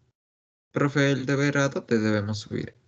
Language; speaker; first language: Spanish; native; Spanish